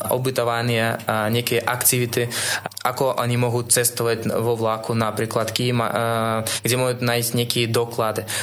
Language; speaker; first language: Slovak; non-native, fluent; Russian